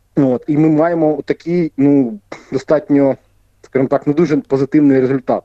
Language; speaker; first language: Ukrainian; non-native, local second language; Russian